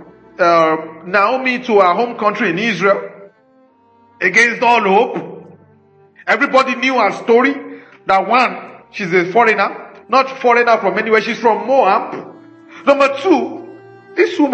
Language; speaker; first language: English; non-native, local second language; Yoruba